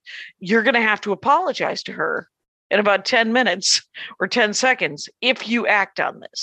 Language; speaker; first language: English; native; English